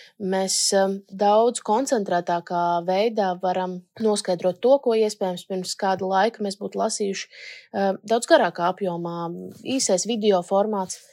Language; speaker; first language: Latvian; native; Latvian